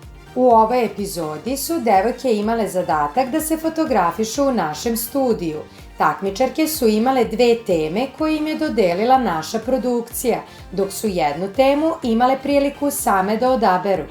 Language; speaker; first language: Serbian; native; Serbian